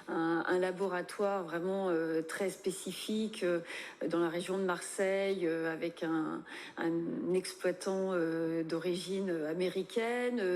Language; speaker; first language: French; native; French